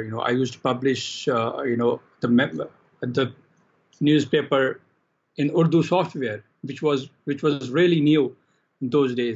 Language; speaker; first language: English; non-native, local second language; Kashmiri